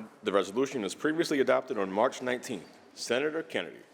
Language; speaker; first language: English; native; English